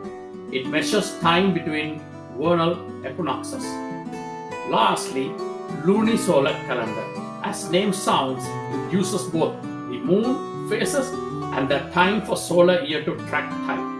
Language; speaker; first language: English; non-native, local second language; Tamil